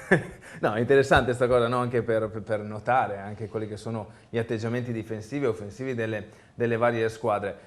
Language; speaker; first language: Italian; native; Italian